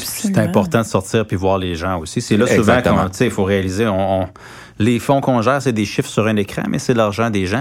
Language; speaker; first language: French; native; French